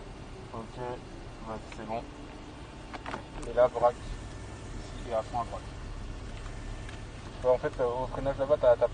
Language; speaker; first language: French; native; French